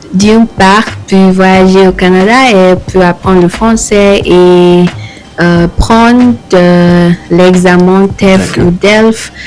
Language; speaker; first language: French; non-native, learner; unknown